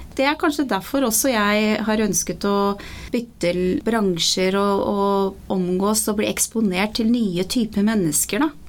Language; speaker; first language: Norwegian; early bilingual, other home language; Persian